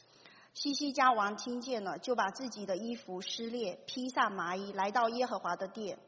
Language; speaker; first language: Chinese; native; Chinese